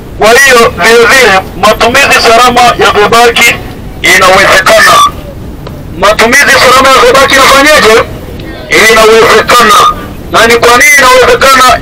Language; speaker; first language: Swahili; native; Swahili